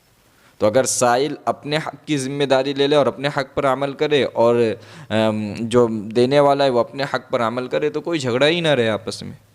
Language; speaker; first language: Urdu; non-native, local second language; Gujarati